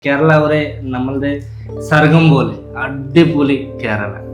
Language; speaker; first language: Malayalam; non-native, local second language; Bangla